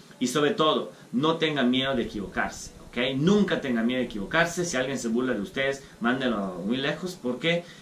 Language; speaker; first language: Spanish; non-native, fluent; Italian